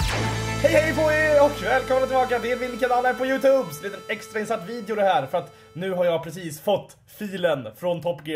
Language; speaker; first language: Swedish; native; Swedish